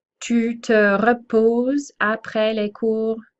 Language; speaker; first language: French; non-native, fluent; English